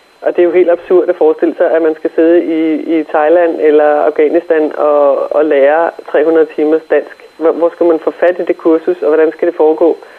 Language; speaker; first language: Danish; native; Danish